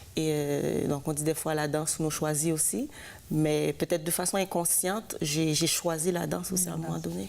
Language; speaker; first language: French; non-native, local second language; Haitian Creole